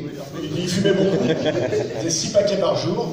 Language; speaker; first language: French; native; French